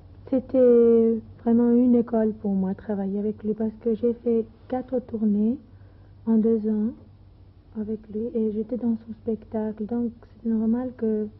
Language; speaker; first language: French; non-native, fluent; Greek